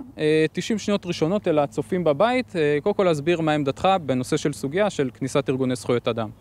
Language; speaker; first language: Hebrew; native; Hebrew